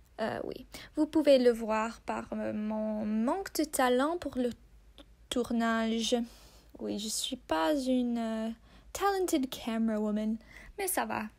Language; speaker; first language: French; non-native, learner; English